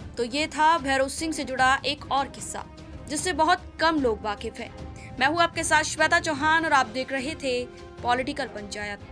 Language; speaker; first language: Hindi; native; Hindi